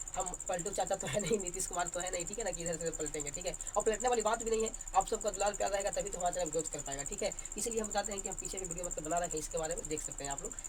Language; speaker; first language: Hindi; native; Hindi